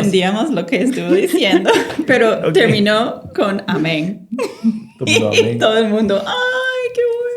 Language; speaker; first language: Spanish; non-native, fluent; English